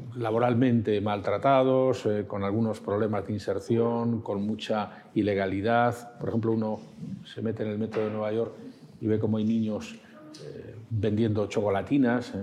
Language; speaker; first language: Spanish; native; Spanish